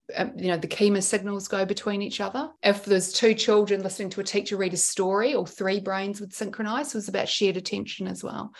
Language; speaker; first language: English; native; English